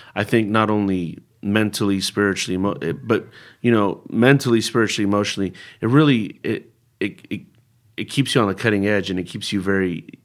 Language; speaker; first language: English; early bilingual, other home language; Spanish